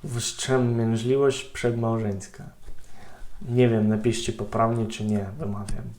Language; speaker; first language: Polish; non-native, learner; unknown